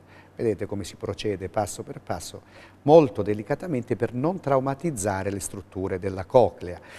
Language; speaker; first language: Italian; native; Italian